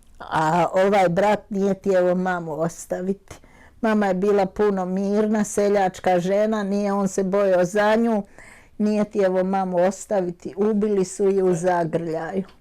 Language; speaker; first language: Bosnian; native; Bosnian